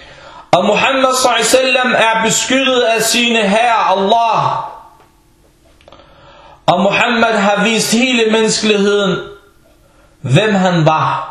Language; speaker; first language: Danish; non-native, fluent; Arabic